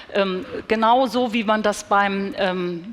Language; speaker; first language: German; native; German